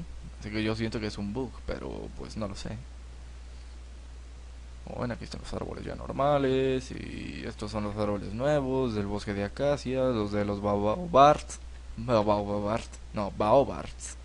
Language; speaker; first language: Spanish; native; Spanish